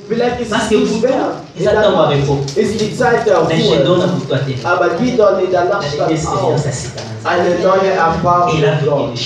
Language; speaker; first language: German; non-native, learner; French